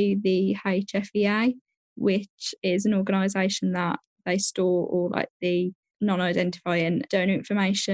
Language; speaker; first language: English; native; English